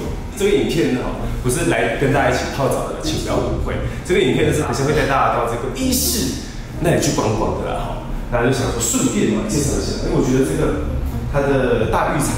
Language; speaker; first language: Chinese; native; Chinese